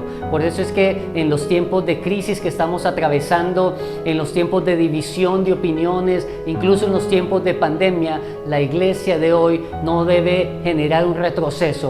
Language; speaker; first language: Spanish; native; Spanish